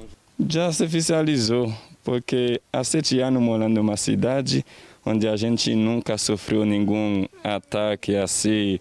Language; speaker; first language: Portuguese; non-native, fluent; Haitian Creole